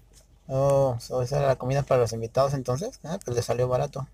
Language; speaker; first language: Spanish; early bilingual, heritage; Spanish